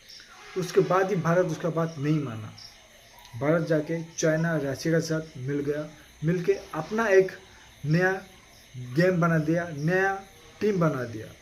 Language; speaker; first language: Hindi; non-native, local second language; Odia